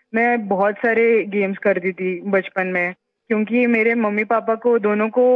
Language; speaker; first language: Hindi; non-native, local second language; Marathi